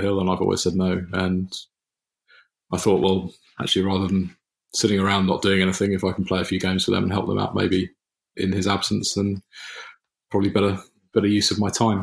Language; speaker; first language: English; native; English